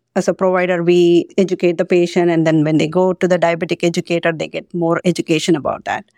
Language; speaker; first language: English; non-native, local second language; Tamil